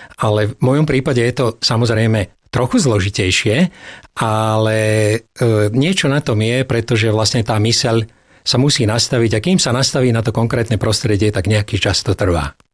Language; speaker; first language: Slovak; early bilingual, heritage; Slovak